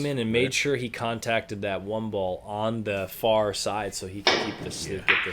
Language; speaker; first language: English; native; English